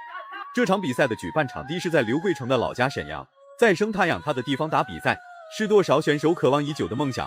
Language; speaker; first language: Chinese; native; Chinese